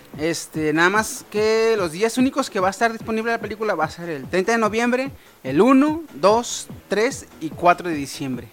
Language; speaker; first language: Spanish; native; Spanish